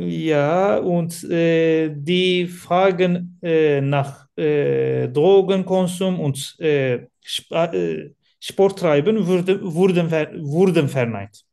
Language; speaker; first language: German; non-native, learner; Turkish